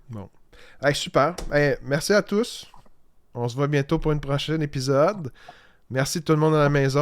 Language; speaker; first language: French; native; French